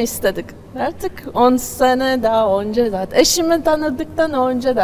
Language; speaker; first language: Turkish; non-native, learner; Latvian